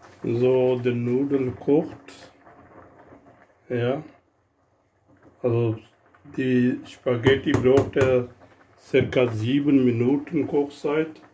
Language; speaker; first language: German; non-native, learner; Urdu